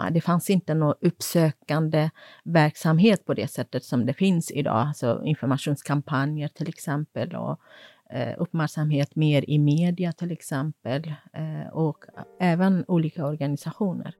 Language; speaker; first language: Swedish; non-native, fluent; Kurdish